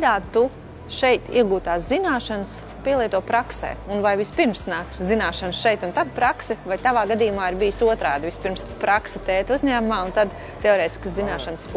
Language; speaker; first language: Latvian; native; Latvian